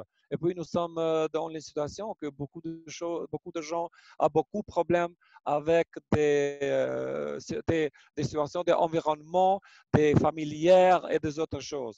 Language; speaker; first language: French; non-native, learner; Albanian